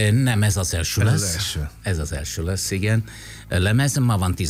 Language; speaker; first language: Hungarian; non-native, fluent; Italian